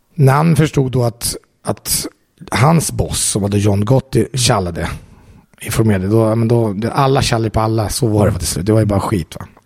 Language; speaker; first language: Swedish; native; Swedish